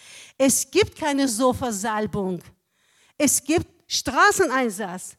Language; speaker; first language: German; non-native, fluent; Persian